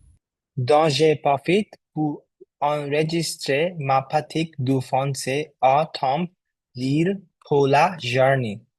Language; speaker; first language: French; non-native, learner; Bangla